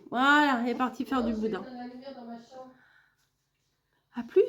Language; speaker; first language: French; native; French